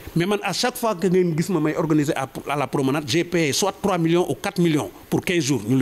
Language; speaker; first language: French; non-native, local second language; Wolof